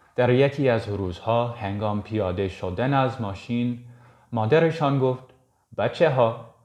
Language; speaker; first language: Persian; non-native, learner; English